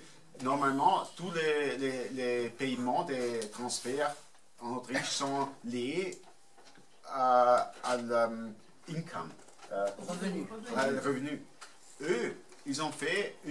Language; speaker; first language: French; non-native, fluent; German